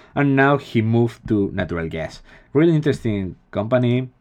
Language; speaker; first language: English; non-native, fluent; Spanish